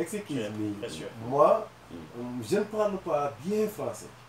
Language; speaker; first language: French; non-native, learner; Wolof